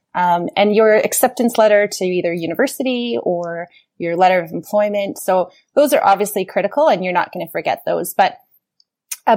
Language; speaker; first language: English; native; English